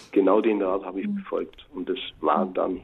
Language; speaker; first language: German; native; German